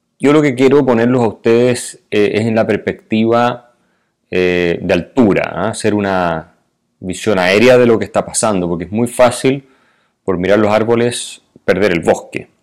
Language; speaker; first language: Spanish; native; Spanish